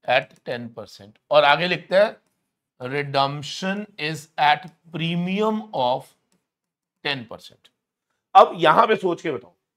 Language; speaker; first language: Hindi; native; Hindi